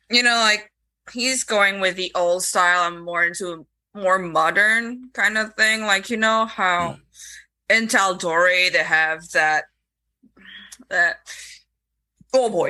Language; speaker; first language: English; non-native, fluent; French